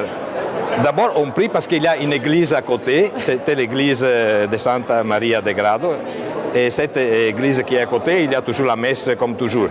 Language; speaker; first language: French; non-native, fluent; Italian